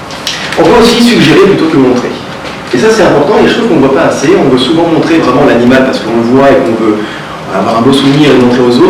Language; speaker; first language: French; native; French